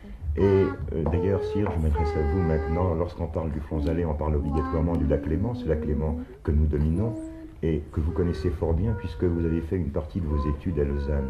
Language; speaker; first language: French; native; French